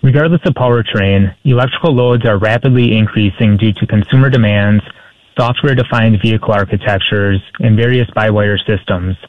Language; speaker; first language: English; native; English